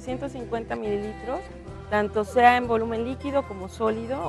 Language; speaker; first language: Spanish; native; Spanish